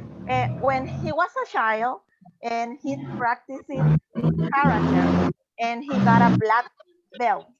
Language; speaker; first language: English; non-native, learner; Spanish